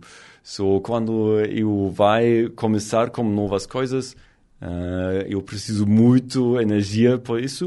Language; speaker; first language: Portuguese; non-native, learner; German